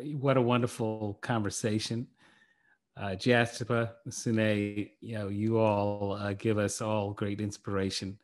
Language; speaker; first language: English; native; English